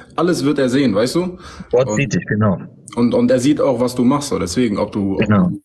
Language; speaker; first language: German; native; German